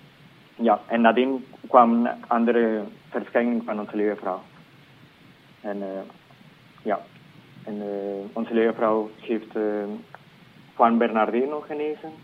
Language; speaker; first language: Dutch; non-native, fluent; Spanish